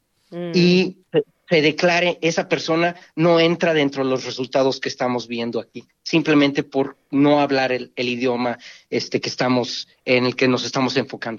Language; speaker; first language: Spanish; native; Spanish